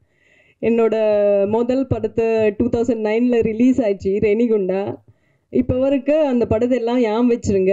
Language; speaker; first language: Tamil; non-native, learner; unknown